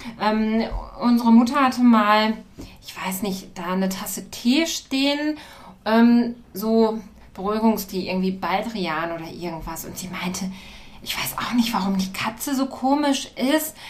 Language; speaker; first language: German; native; German